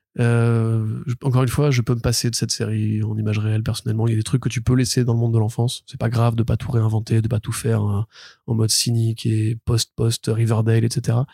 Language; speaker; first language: French; native; French